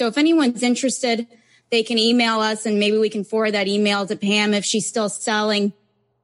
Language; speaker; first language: English; native; English